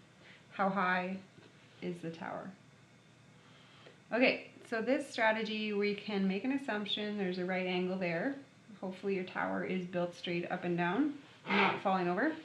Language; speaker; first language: English; native; English